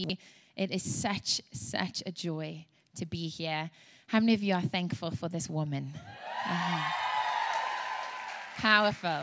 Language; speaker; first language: English; native; English